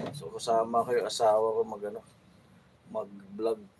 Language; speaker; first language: Filipino; non-native, local second language; Cebuano